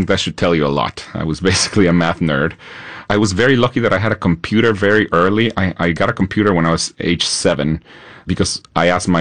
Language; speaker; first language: English; non-native, fluent; Spanish